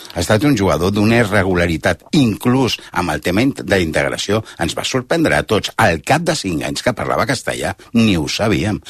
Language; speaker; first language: Catalan; native; Catalan